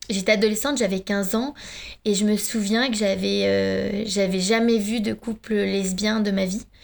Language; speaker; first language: French; early bilingual, other home language; Finnish